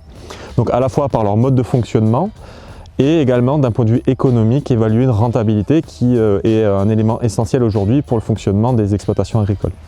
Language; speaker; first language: French; native; French